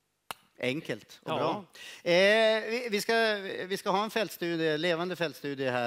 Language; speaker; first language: Swedish; native; Swedish